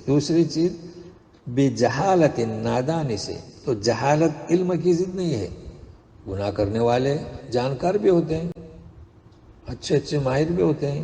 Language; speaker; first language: Urdu; non-native, local second language; Konkani